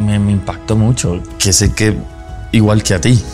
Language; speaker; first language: Spanish; native; Spanish